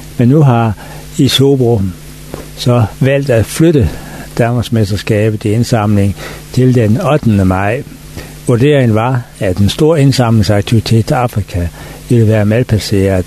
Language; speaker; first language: Danish; native; Danish